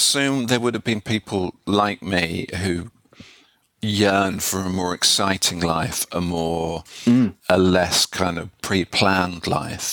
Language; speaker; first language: English; native; English